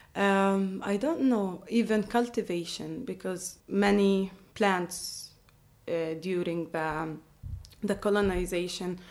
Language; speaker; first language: English; non-native, fluent; Arabic